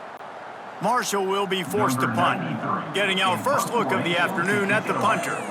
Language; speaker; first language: English; native; English